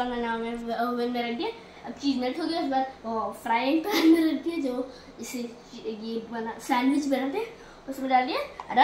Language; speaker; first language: Hindi; native; Hindi